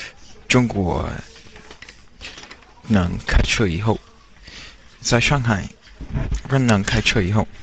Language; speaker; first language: Chinese; non-native, learner; English